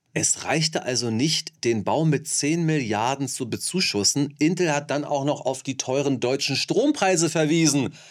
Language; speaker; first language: German; native; German